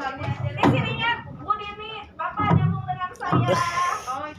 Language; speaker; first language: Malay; non-native, local second language; Sundanese